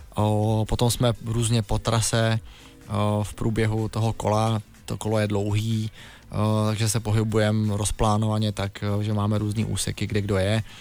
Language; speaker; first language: Czech; native; Czech